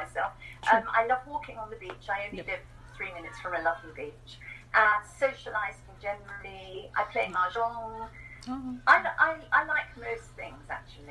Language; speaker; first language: English; native; English